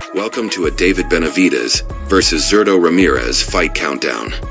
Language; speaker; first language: English; native; English